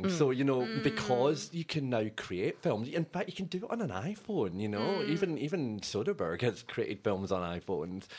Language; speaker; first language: English; native; English